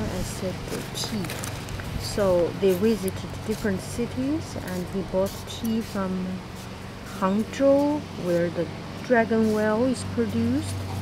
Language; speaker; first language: English; non-native, fluent; Chinese